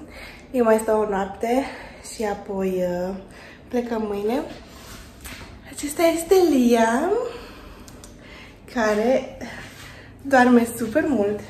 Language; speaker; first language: Romanian; native; Romanian